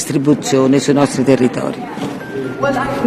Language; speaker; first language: Italian; native; Italian